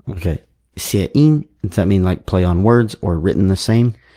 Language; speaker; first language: English; native; English